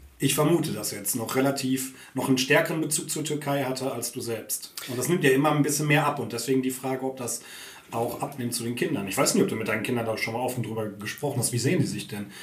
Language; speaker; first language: German; native; German